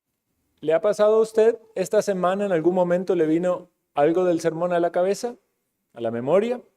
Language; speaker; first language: Spanish; native; Spanish